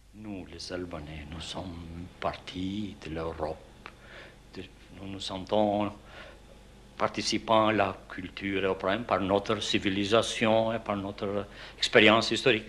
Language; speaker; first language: French; non-native, fluent; Albanian